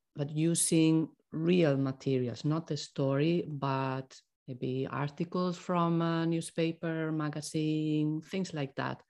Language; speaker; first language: English; non-native, fluent; Spanish